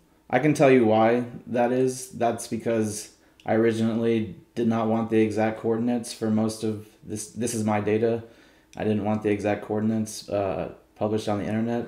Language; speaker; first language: English; native; English